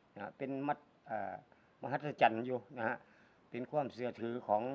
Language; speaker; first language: Thai; native; Thai